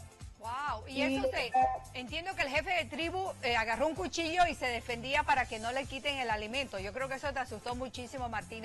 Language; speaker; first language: Spanish; native; Spanish